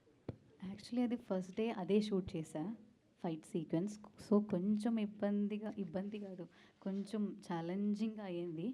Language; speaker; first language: Telugu; non-native, fluent; Malayalam